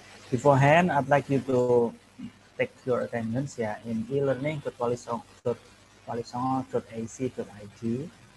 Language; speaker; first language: English; non-native, fluent; Indonesian